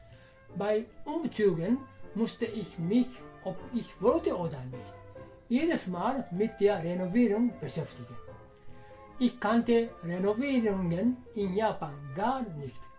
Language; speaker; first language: German; non-native, fluent; Japanese